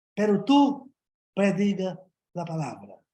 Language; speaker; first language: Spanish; non-native, learner; Portuguese